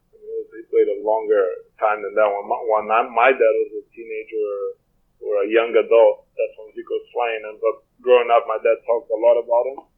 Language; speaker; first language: English; non-native, fluent; Portuguese